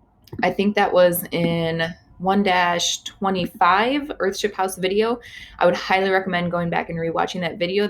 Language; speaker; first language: English; native; English